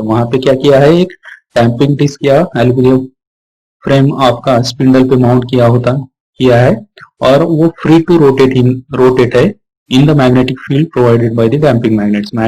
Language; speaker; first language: Hindi; non-native, local second language; Marathi